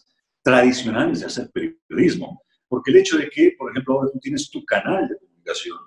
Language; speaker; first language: Spanish; native; Spanish